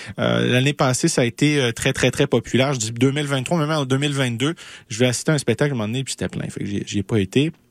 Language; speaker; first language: French; native; French